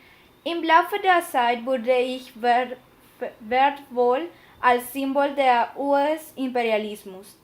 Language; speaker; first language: German; non-native, learner; Spanish